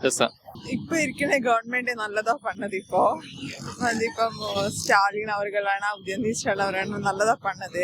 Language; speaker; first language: Tamil; non-native, local second language; Malayalam